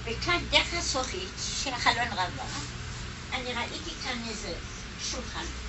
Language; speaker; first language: Hebrew; non-native, fluent; German